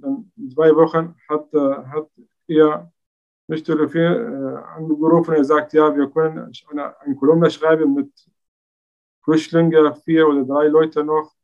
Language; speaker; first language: German; non-native, learner; Arabic